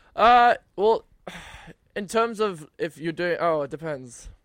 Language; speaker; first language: English; native; English